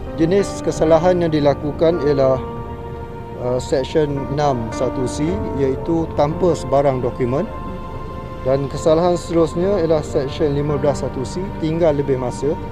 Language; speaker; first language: Malay; native; Malay